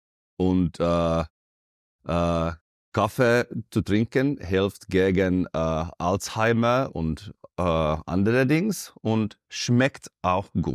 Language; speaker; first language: German; non-native, fluent; Finnish